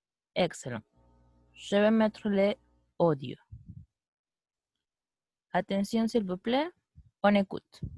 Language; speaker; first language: French; non-native, fluent; Spanish